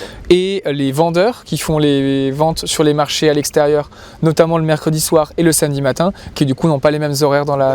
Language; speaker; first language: French; native; French